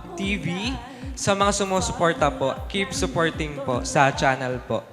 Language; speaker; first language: Filipino; native; Filipino